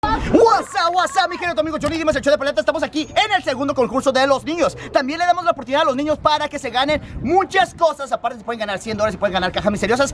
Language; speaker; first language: Spanish; early bilingual, heritage; Spanish